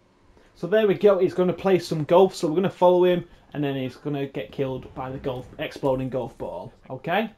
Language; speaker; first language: English; native; English